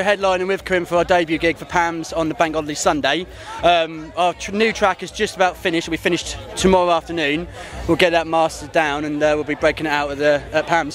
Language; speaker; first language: English; native; English